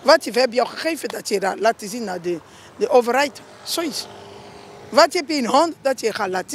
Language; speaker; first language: Dutch; non-native, learner; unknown